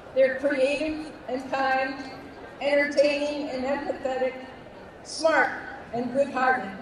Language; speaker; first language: English; native; English